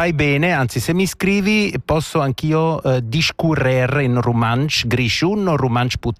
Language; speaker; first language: Italian; native; Italian